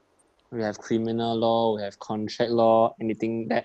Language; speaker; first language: English; non-native, local second language; Chinese